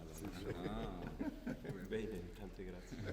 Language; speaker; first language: Italian; non-native, fluent; English